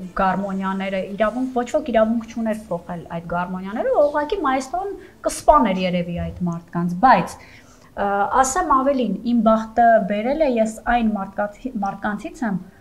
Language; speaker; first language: Armenian; native; Armenian